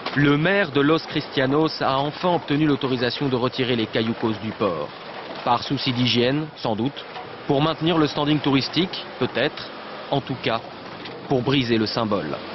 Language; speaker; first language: French; native; French